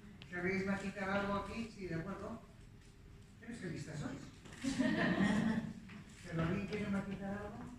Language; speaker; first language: Spanish; native; Spanish